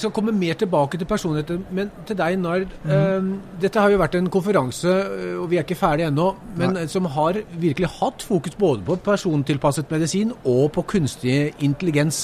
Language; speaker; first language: Norwegian; native; Norwegian